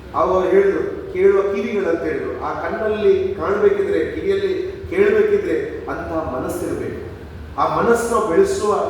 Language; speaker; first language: Kannada; non-native, local second language; Tulu